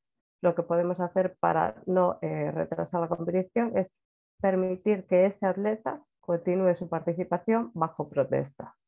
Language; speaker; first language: Spanish; native; Spanish